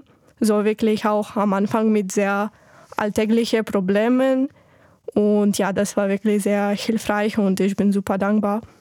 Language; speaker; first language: German; non-native, fluent; Ukrainian